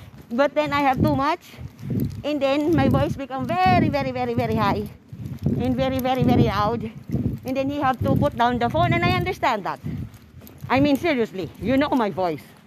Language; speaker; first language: English; non-native, local second language; Filipino